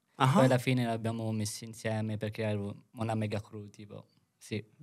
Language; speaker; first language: Italian; early bilingual, other home language; Filipino